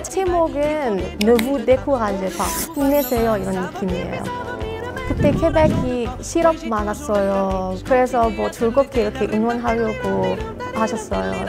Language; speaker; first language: Korean; non-native, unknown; French